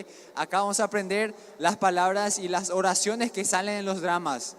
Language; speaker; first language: Spanish; non-native, fluent; Korean